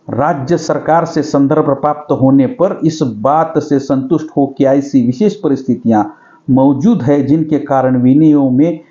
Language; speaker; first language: Hindi; non-native, local second language; Marathi